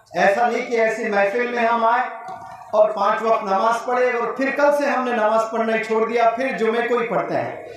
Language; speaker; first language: Urdu; native; Urdu